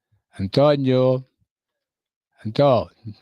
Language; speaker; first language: Italian; native; Italian